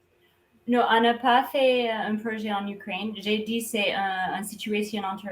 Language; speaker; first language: French; non-native, fluent; English